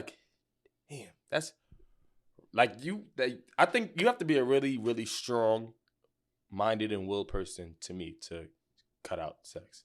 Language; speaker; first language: English; native; English